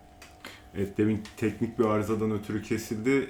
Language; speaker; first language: Turkish; native; Turkish